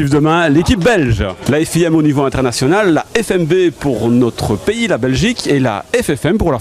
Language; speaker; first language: French; native; French